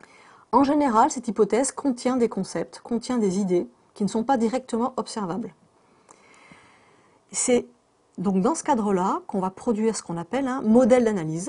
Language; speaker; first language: French; native; French